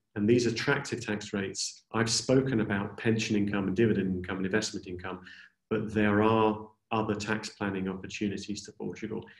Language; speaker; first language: English; native; English